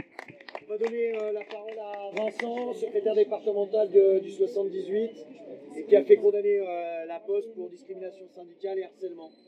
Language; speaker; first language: French; native; French